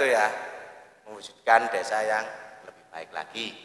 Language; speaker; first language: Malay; non-native, local second language; Javanese